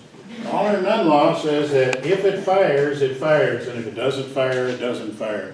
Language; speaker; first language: English; native; English